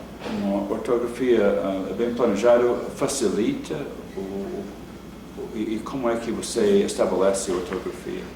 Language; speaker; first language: Portuguese; non-native, fluent; English